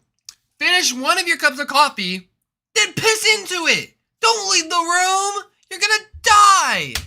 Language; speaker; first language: English; native; English